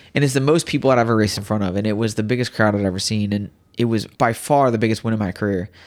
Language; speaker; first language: English; native; English